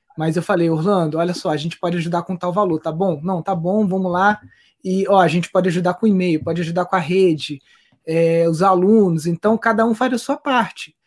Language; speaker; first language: Portuguese; native; Portuguese